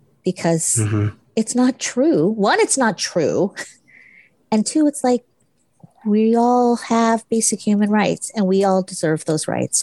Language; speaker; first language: English; native; English